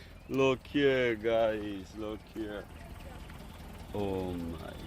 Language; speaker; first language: English; non-native, learner; Georgian